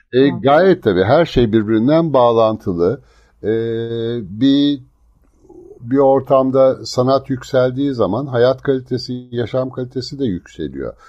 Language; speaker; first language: Turkish; native; Turkish